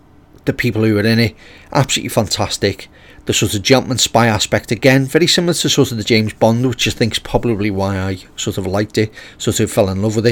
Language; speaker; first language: English; native; English